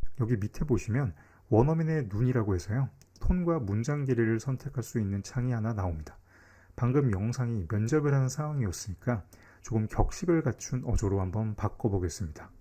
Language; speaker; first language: Korean; native; Korean